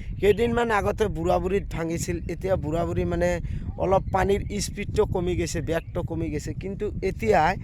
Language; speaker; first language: Assamese; non-native, local second language; Bangla